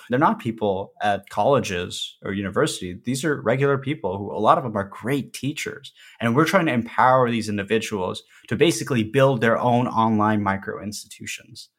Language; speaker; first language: English; early bilingual, other home language; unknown